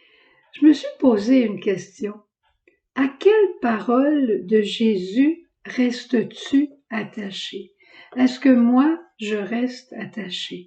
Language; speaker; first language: French; native; French